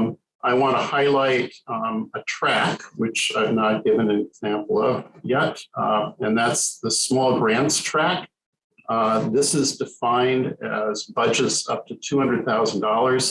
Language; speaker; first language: English; native; English